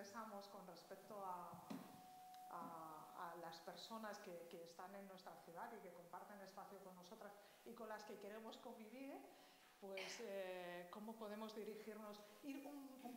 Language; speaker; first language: Spanish; native; Spanish